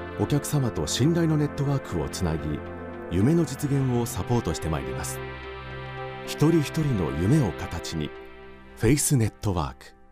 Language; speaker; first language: Japanese; native; Japanese